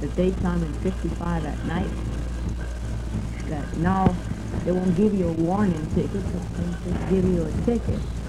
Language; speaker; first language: English; early bilingual, other home language; Spanish